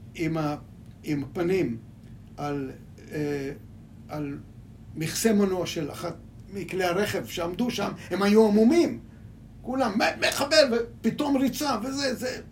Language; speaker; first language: Hebrew; early bilingual, other home language; Hungarian